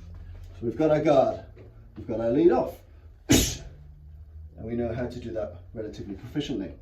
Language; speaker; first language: English; native; English